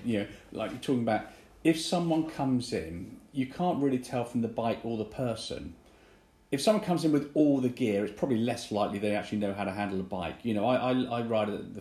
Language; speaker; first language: English; native; English